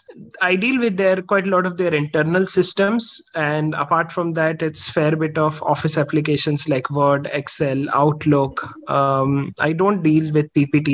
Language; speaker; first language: English; non-native, local second language; Hindi